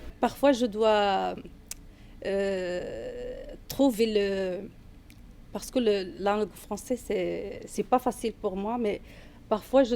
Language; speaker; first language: French; non-native, learner; Arabic